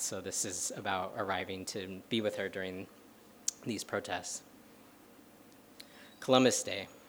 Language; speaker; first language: English; native; English